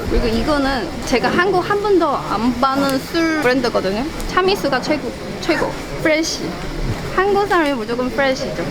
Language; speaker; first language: Korean; non-native, fluent; Chinese